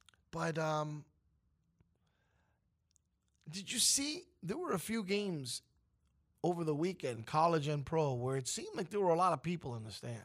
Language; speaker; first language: English; native; English